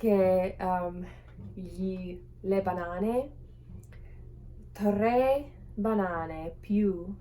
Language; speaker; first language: Italian; non-native, learner; English